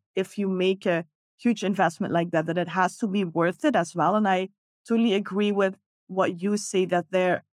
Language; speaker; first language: English; non-native, fluent; Dutch